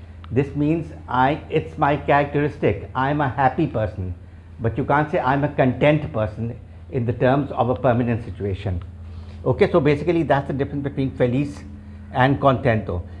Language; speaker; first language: English; non-native, local second language; Urdu